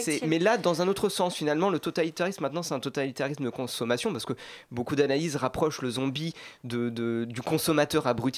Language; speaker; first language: French; native; French